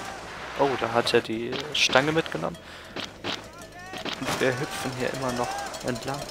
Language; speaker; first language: German; native; German